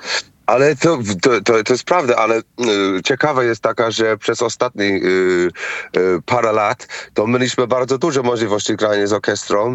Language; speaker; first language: Polish; non-native, fluent; English